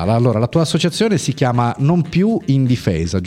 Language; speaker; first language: Italian; native; Italian